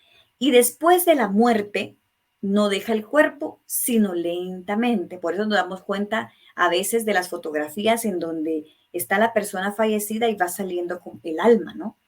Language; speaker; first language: Spanish; native; Spanish